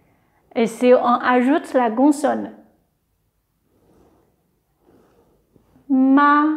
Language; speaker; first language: French; non-native, fluent; Chinese